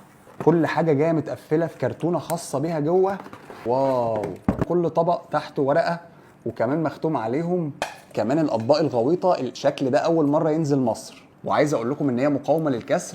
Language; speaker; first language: Arabic; native; Arabic